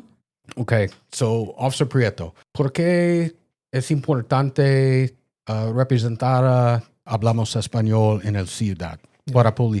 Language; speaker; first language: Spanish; non-native, learner; English